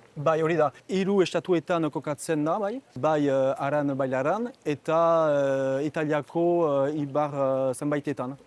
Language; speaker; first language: Basque; non-native, local second language; French